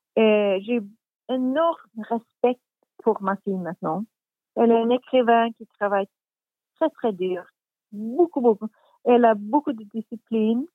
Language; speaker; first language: French; non-native, fluent; Swedish